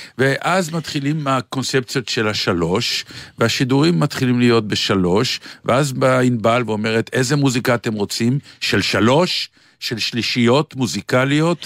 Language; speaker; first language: Hebrew; native; Hebrew